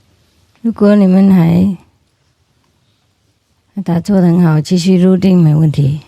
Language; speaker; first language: Chinese; non-native, fluent; Vietnamese